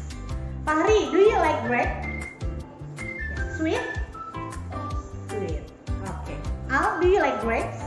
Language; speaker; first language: English; non-native, fluent; Indonesian